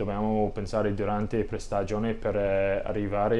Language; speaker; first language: Italian; non-native, learner; English